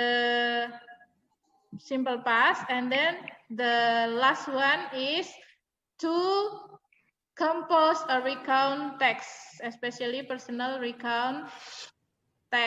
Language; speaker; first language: English; non-native, fluent; Indonesian